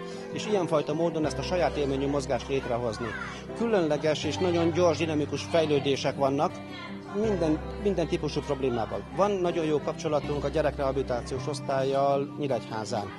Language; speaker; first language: Hungarian; native; Hungarian